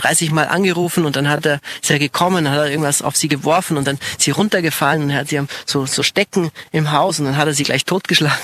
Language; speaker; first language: German; native; German